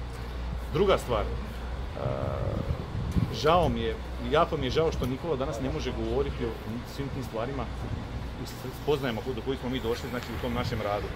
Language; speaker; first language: Croatian; native; Croatian